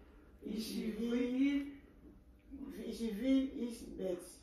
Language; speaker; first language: German; non-native, learner; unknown